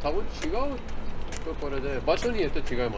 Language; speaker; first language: Japanese; non-native, learner; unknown